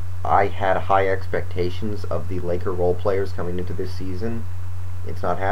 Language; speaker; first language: English; native; English